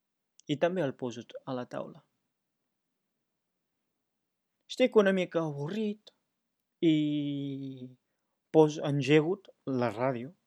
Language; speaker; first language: Catalan; non-native, learner; English